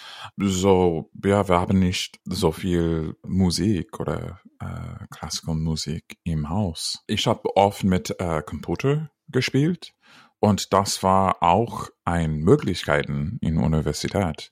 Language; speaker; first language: German; non-native, fluent; English